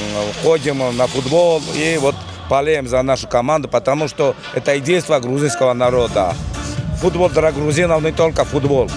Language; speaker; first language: Russian; non-native, fluent; Georgian